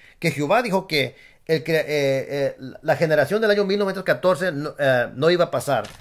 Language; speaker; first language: Spanish; early bilingual, other home language; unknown